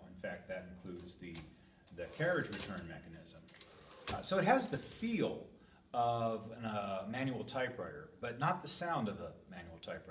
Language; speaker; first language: English; native; English